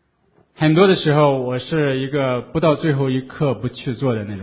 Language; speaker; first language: Chinese; native; Chinese